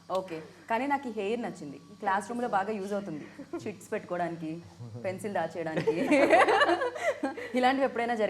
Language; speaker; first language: Telugu; native; Telugu